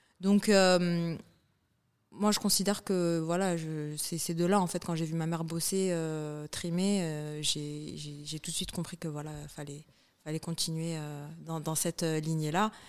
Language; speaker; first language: French; early bilingual, other home language; Arabic